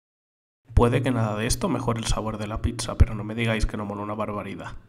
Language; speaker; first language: Spanish; native; Spanish